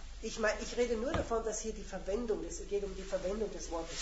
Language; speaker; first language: German; native; German